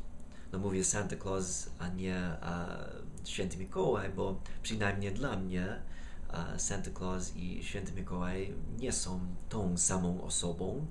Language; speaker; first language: Polish; non-native, fluent; English